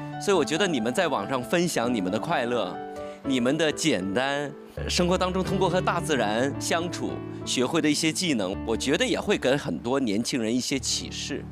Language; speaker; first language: Chinese; native; Chinese